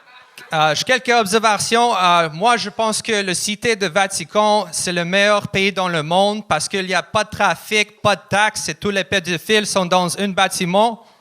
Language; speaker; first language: French; non-native, learner; Russian